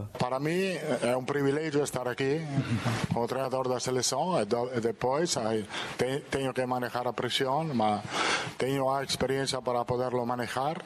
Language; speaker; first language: Portuguese; non-native, fluent; Italian